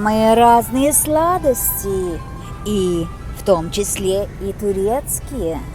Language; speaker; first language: Russian; non-native, local second language; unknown